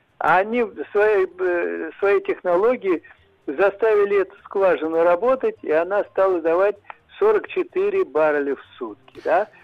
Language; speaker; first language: Russian; native; Russian